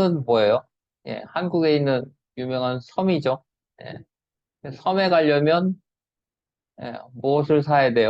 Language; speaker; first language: Korean; native; Korean